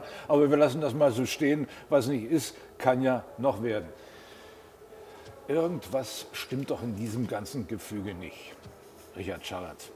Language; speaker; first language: German; native; German